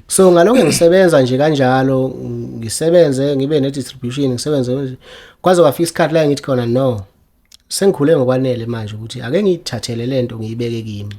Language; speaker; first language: Zulu; native; Zulu